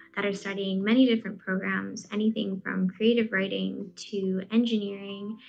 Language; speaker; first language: English; native; English